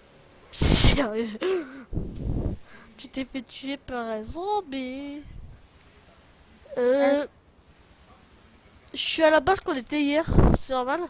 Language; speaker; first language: French; native; French